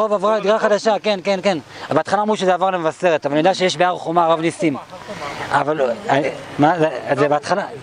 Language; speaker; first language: Hebrew; native; Hebrew